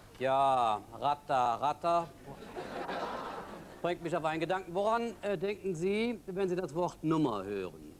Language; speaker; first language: German; native; German